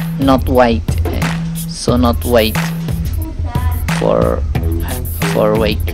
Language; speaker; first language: English; non-native, learner; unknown